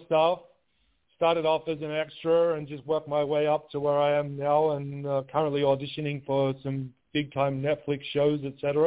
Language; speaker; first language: English; native; English